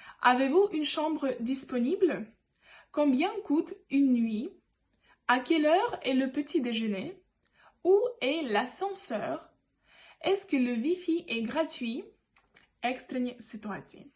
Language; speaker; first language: French; non-native, fluent; Ukrainian